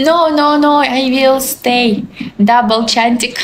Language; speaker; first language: English; non-native, learner; Russian